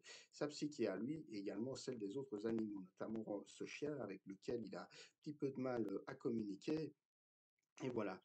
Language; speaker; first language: French; native; French